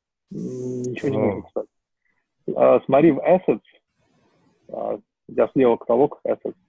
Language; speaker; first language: Russian; native; Russian